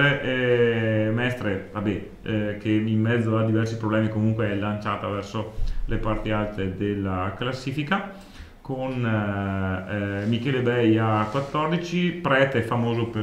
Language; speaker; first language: Italian; native; Italian